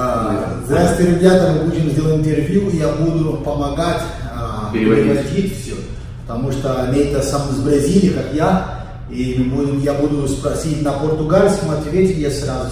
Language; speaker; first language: Russian; non-native, learner; Portuguese